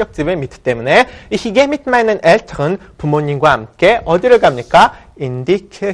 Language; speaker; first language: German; non-native, fluent; Korean